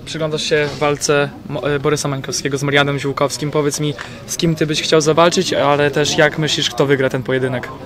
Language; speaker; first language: Polish; native; Polish